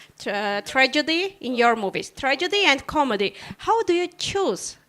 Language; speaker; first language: English; non-native, fluent; Armenian